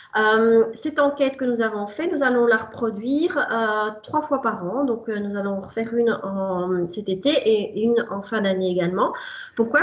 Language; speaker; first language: French; native; French